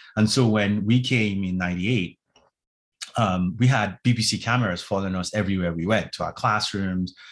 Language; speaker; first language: English; non-native, local second language; Yoruba